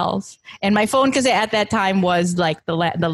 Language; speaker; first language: English; native; English